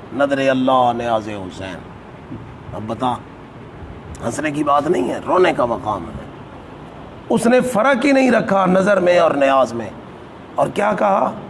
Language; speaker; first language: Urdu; non-native, local second language; Punjabi